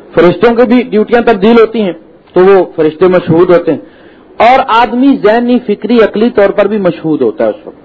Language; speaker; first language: Urdu; non-native, local second language; Punjabi